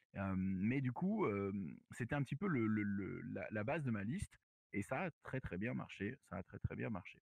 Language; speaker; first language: French; native; French